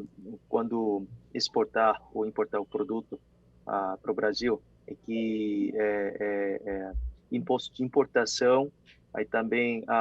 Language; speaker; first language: Portuguese; non-native, fluent; Korean